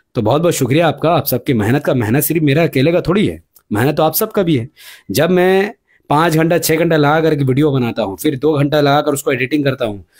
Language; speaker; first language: Hindi; non-native, local second language; Urdu